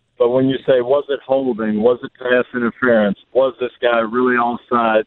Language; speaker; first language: English; native; English